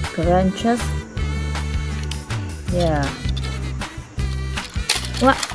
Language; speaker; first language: English; non-native, learner; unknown